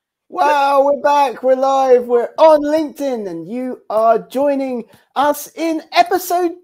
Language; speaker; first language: English; native; English